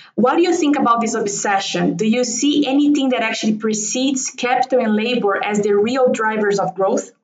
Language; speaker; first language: English; non-native, fluent; Portuguese